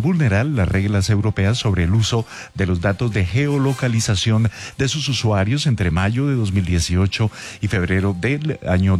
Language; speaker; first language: Spanish; native; Spanish